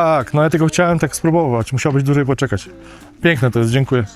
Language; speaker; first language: Polish; native; Polish